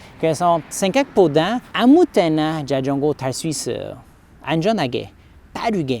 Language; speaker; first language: Korean; non-native, learner; English